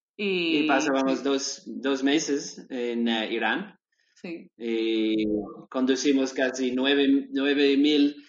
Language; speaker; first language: Spanish; non-native, learner; English